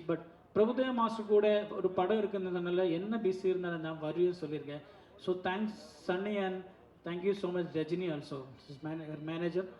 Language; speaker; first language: Tamil; non-native, learner; Malayalam